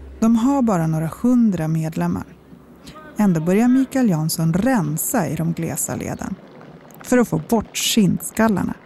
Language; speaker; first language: Swedish; native; Swedish